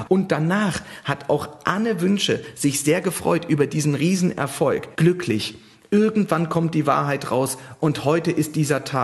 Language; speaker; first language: German; native; German